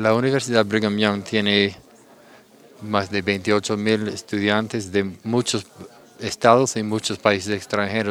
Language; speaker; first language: Spanish; non-native, fluent; English